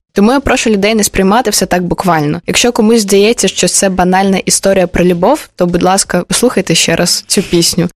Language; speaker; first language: Ukrainian; native; Ukrainian